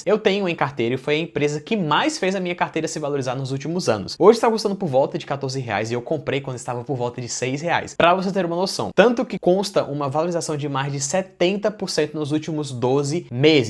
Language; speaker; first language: Portuguese; native; Portuguese